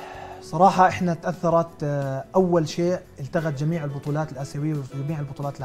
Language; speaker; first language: Arabic; native; Arabic